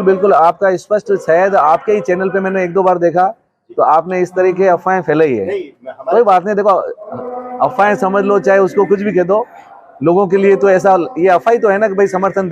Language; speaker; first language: Hindi; non-native, local second language; Marwari